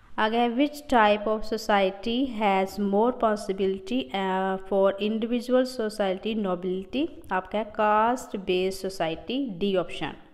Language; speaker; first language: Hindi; non-native, local second language; Punjabi